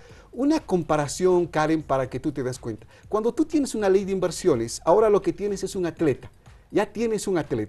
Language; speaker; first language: Spanish; native; Spanish